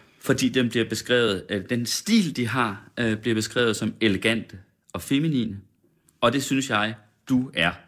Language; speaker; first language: Danish; native; Danish